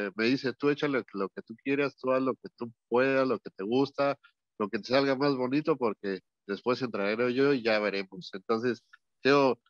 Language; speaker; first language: Spanish; native; Spanish